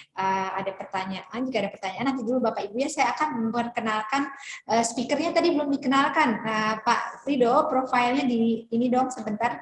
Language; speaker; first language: Indonesian; native; Indonesian